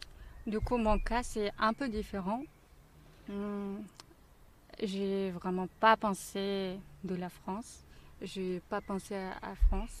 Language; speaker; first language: French; non-native, learner; Mongolian